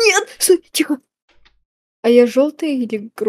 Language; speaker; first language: Russian; native; Russian